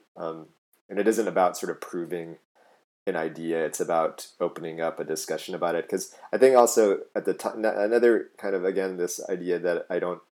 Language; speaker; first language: English; native; English